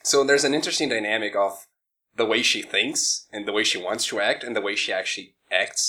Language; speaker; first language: English; non-native, fluent; Portuguese